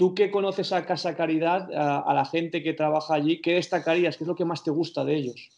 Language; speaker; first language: Spanish; native; Spanish